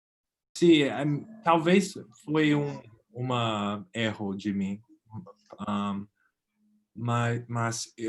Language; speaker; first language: Portuguese; non-native, learner; English